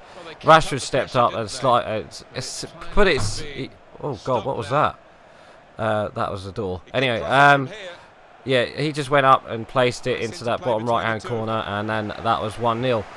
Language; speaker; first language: English; native; English